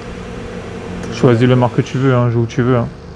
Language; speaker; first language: French; native; French